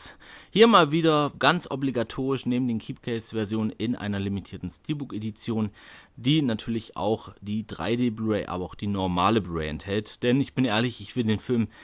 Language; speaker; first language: German; native; German